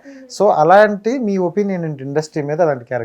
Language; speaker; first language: Telugu; native; Telugu